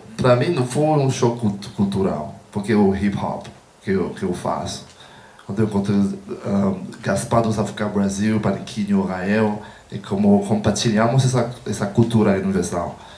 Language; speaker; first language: Portuguese; non-native, learner; Haitian Creole